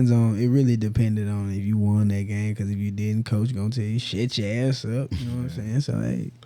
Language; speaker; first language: English; native; English